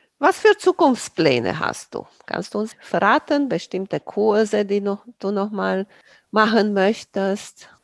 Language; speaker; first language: German; non-native, fluent; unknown